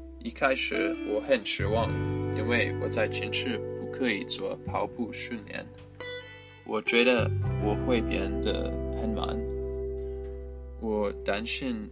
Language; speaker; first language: Chinese; non-native, learner; English